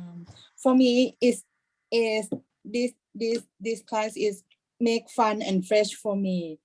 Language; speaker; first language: English; non-native, learner; Thai